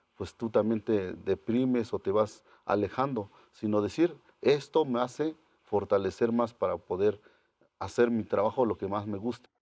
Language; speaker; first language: Spanish; non-native, local second language; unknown